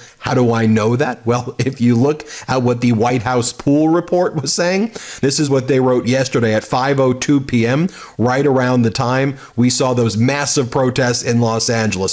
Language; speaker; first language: English; native; English